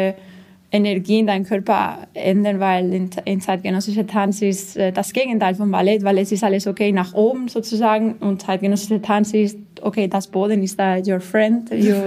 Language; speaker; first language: German; non-native, fluent; Spanish